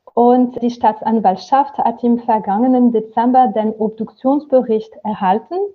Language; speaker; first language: German; non-native, fluent; French